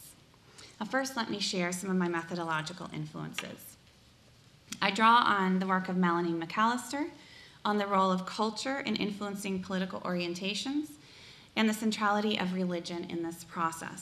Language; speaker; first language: English; native; English